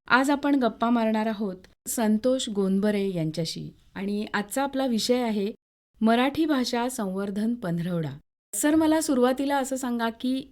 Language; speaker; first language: Marathi; native; Marathi